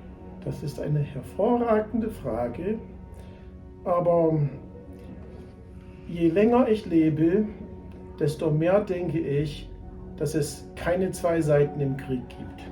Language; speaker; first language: German; non-native, fluent; English